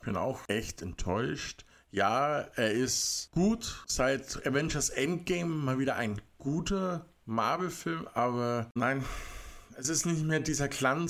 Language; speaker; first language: German; native; German